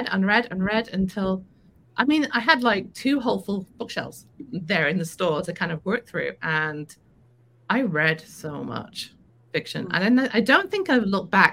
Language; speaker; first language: English; native; English